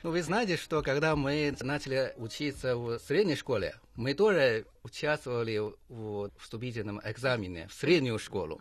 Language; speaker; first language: Russian; non-native, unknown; Chinese